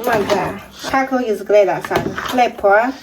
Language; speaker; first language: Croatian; non-native, learner; Chinese